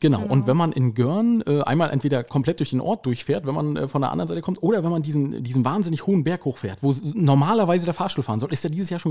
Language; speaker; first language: German; native; German